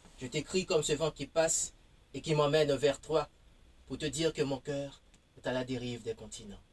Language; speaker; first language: French; non-native, local second language; Haitian Creole